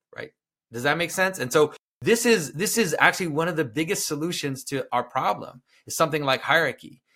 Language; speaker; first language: English; non-native, fluent; French